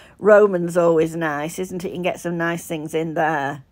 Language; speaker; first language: English; native; English